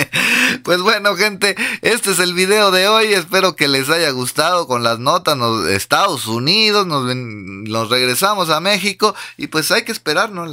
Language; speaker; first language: Spanish; native; Spanish